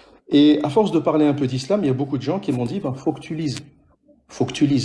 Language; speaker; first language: French; native; French